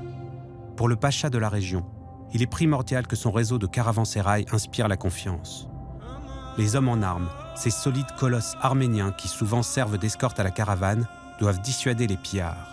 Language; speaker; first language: French; native; French